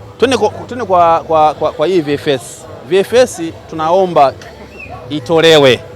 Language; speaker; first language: Swahili; native; Swahili